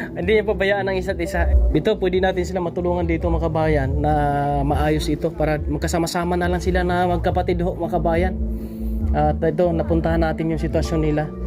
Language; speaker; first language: Filipino; native; Filipino